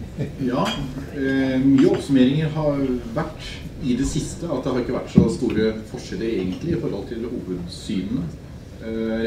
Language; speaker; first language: Norwegian; native; Norwegian